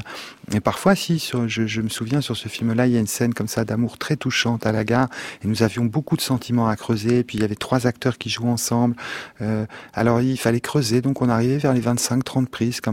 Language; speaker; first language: French; native; French